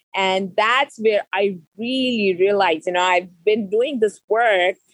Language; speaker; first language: English; non-native, local second language; Urdu